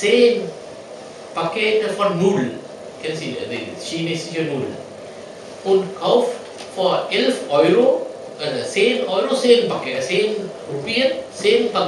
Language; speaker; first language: German; non-native, learner; Sinhala